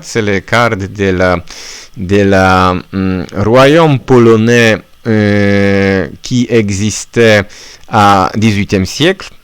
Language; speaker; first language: French; non-native, learner; Polish